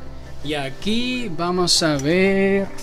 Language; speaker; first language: Spanish; non-native, learner; Chinese